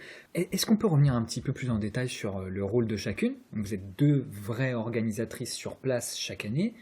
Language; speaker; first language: French; native; French